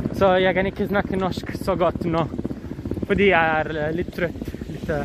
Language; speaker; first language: Norwegian; non-native, learner; Italian